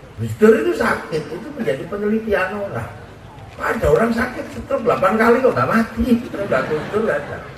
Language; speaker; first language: Indonesian; native; Indonesian